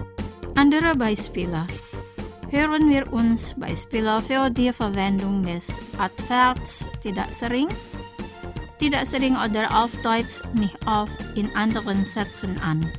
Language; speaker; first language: German; non-native, fluent; Indonesian